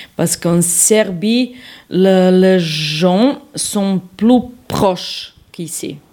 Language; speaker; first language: French; non-native, learner; Serbian